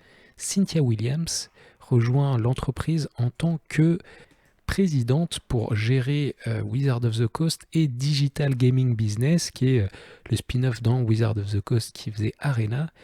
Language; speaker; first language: French; native; French